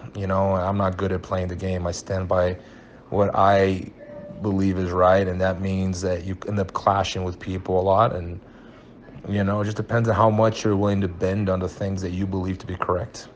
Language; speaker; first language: English; early bilingual, other home language; Portuguese